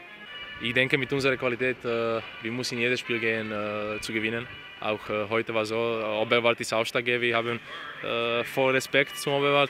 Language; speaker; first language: German; non-native, learner; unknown